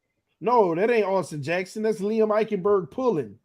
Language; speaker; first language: English; native; English